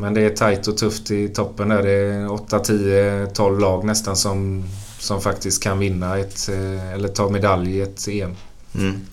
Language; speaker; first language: Swedish; native; Swedish